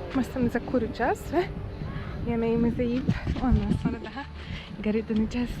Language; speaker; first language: Turkish; non-native, fluent; Hungarian